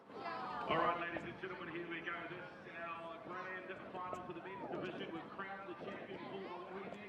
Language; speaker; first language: English; native; English